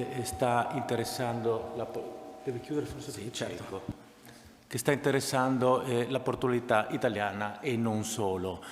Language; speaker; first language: Italian; native; Italian